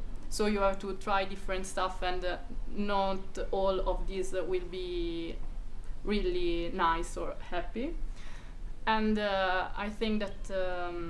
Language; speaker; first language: English; non-native, fluent; Italian